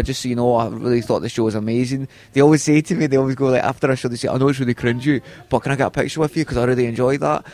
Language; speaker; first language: English; native; English